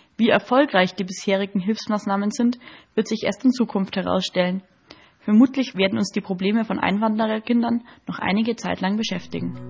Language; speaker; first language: German; native; German